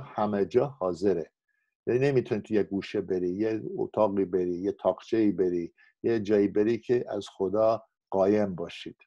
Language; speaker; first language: Persian; non-native, fluent; English